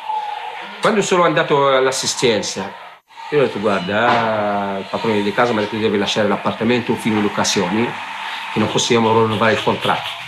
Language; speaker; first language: Italian; non-native, learner; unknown